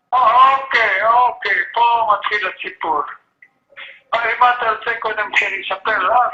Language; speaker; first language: Hebrew; early bilingual, other home language; Arabic